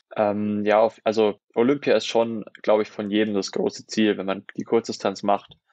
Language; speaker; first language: German; native; German